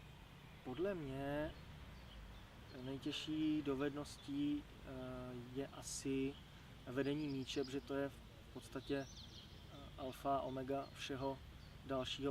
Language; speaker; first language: Czech; native; Czech